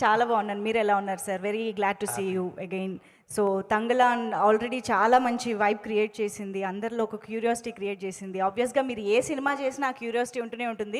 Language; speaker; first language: Telugu; native; Telugu